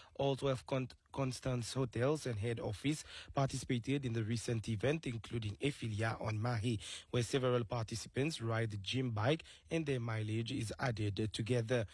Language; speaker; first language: English; non-native, local second language; Seselwa Creole French